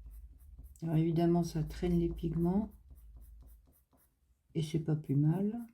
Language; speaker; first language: French; native; French